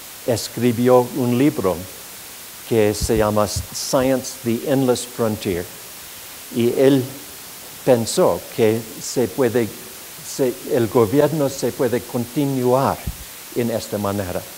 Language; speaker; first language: Spanish; non-native, fluent; English